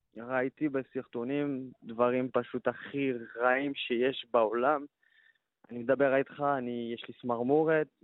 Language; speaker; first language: Hebrew; non-native, learner; French